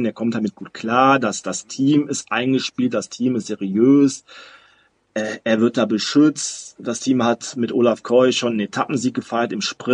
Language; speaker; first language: German; native; German